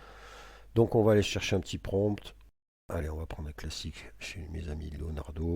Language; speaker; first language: French; native; French